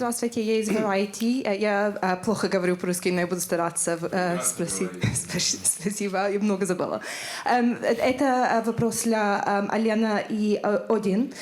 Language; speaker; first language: Russian; non-native, learner; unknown